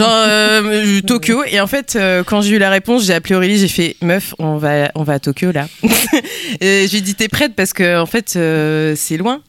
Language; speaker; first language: French; early bilingual, other home language; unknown